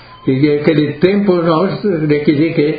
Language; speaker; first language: Portuguese; non-native, local second language; Italian